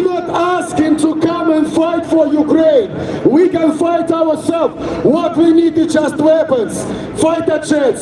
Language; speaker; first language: English; non-native, fluent; Ukrainian